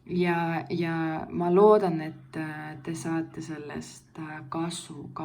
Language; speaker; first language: Estonian; non-native, local second language; Russian